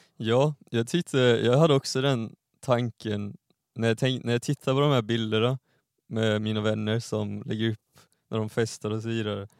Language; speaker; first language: Swedish; native; Swedish